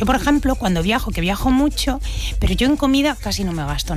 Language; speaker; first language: Spanish; native; Spanish